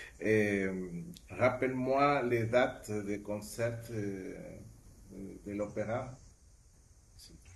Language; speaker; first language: French; non-native, fluent; Spanish